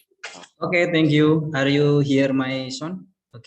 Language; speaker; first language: English; non-native, learner; Indonesian